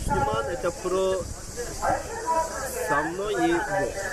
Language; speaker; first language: Russian; non-native, learner; Turkish